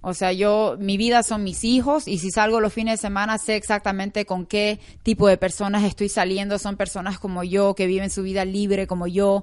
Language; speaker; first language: Spanish; early bilingual, heritage; Spanish